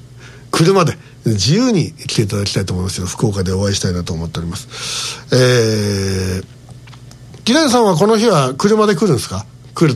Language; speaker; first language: Japanese; native; Japanese